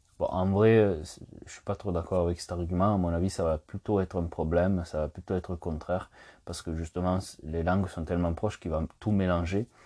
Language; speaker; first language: French; native; French